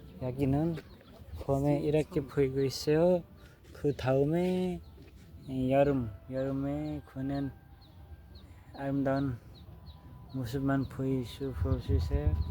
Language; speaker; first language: Korean; non-native, learner; Nepali